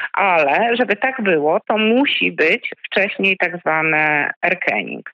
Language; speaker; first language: Polish; native; Polish